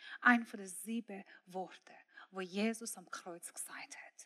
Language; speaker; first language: German; non-native, fluent; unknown